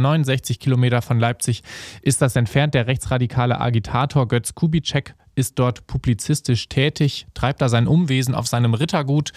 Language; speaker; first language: German; native; German